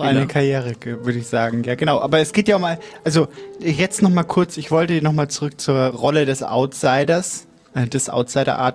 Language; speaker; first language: German; native; German